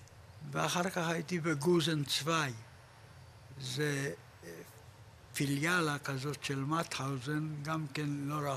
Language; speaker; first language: Hebrew; non-native, fluent; Polish